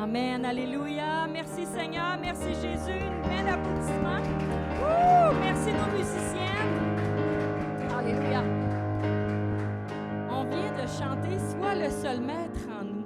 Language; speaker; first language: French; native; French